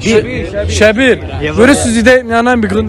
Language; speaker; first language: German; native; German